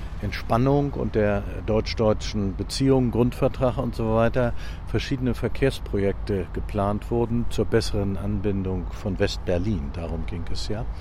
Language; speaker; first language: German; native; German